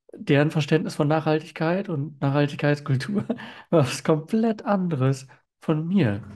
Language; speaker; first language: German; native; German